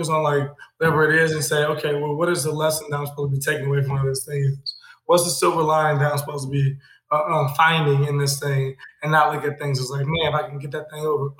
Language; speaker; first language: English; native; English